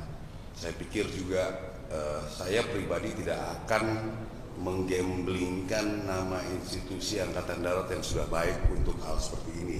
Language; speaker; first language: Indonesian; native; Indonesian